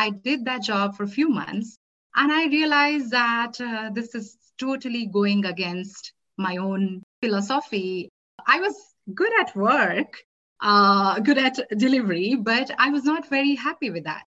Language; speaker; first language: English; non-native, local second language; Marathi